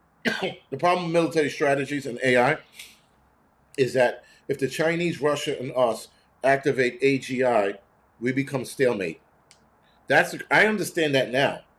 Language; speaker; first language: English; native; English